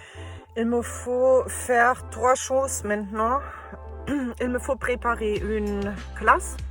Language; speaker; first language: French; non-native, learner; German